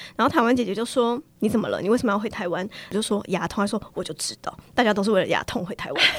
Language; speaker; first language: Chinese; native; Chinese